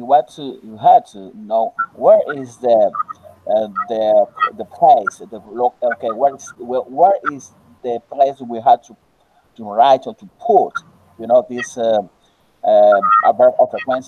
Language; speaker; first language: English; non-native, learner; Spanish